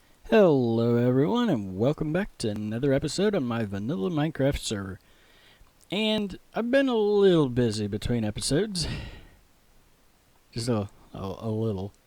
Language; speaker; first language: English; native; English